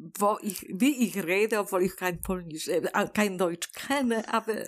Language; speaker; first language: German; non-native, learner; Polish